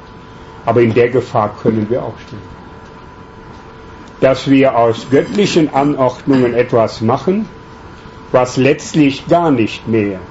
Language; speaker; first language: German; native; German